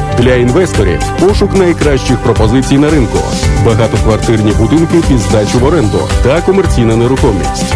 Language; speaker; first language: Ukrainian; native; Ukrainian